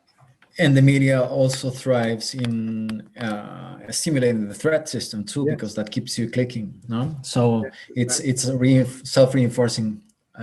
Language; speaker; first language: English; non-native, fluent; Spanish